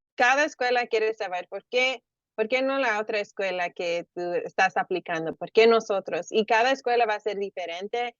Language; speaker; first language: Spanish; early bilingual, heritage; Spanish